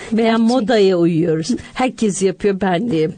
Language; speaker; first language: Turkish; native; Turkish